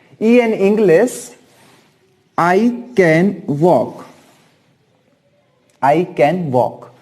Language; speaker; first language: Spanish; non-native, learner; Hindi